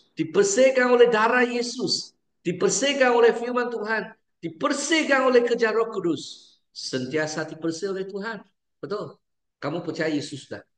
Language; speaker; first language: Malay; non-native, local second language; Chinese